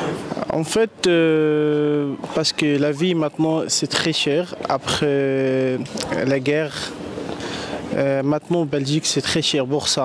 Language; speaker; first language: French; non-native, learner; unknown